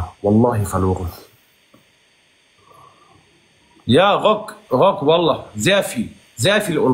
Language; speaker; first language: German; early bilingual, other home language; Arabic